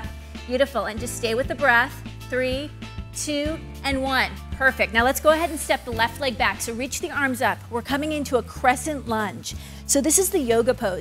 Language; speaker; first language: English; native; English